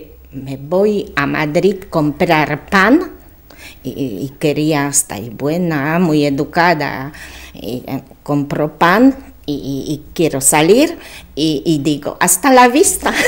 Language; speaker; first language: Spanish; non-native, learner; Polish